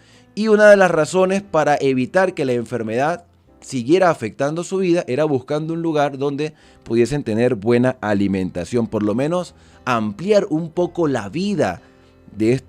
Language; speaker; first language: Spanish; native; Spanish